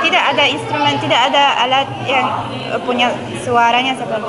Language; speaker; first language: Indonesian; non-native, fluent; Polish